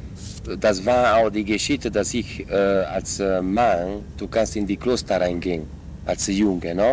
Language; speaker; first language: German; non-native, learner; Italian